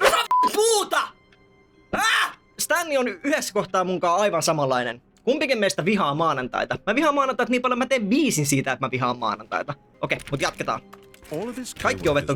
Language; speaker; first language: Finnish; native; Finnish